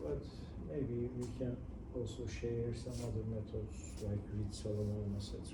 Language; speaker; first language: English; non-native, fluent; Turkish